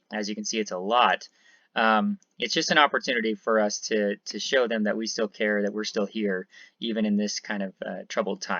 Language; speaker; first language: English; native; English